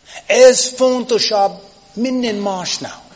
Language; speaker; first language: Hungarian; non-native, fluent; English